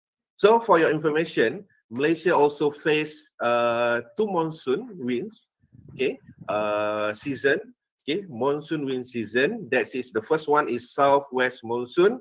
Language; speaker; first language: English; non-native, fluent; Malay